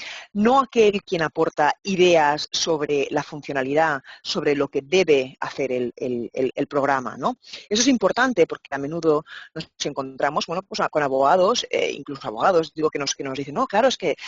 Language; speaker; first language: Spanish; native; Spanish